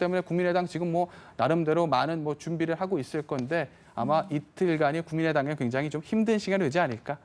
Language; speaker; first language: Korean; native; Korean